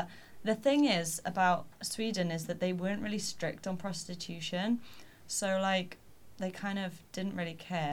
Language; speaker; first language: English; native; English